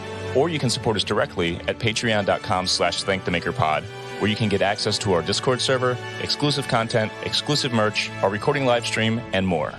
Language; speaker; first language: English; native; English